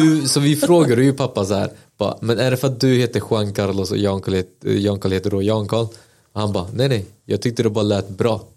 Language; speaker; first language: Swedish; early bilingual, other home language; Spanish